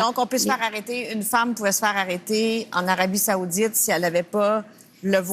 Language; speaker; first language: French; native; French